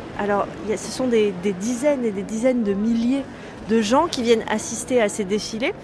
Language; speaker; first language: French; native; French